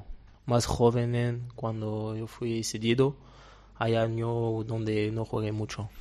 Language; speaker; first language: Spanish; non-native, fluent; Portuguese